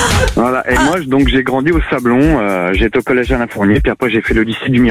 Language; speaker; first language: French; native; French